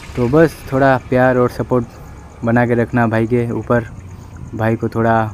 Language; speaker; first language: Hindi; non-native, local second language; Odia